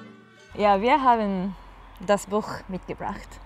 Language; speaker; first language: German; non-native, learner; English